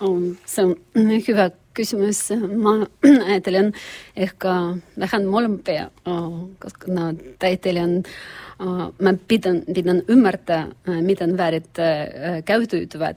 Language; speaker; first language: Finnish; non-native, learner; Russian